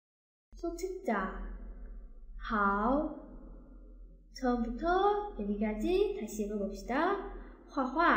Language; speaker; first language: Korean; non-native, fluent; Chinese